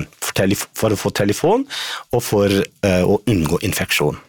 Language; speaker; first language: Norwegian; non-native, fluent; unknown